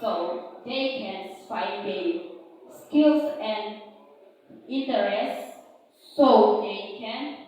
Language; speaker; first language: English; non-native, learner; Indonesian